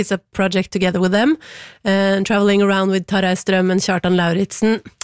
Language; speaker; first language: English; non-native, fluent; Norwegian